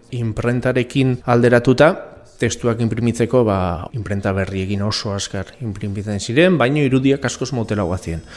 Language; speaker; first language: Basque; non-native, local second language; Spanish